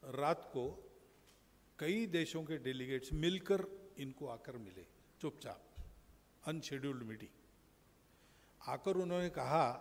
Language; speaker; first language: Hindi; non-native, local second language; Marathi